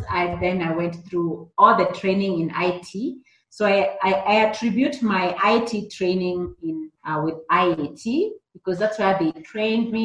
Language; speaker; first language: English; non-native, local second language; Kikuyu